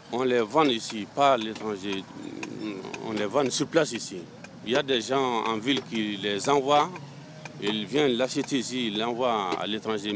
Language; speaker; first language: French; non-native, local second language; Bambara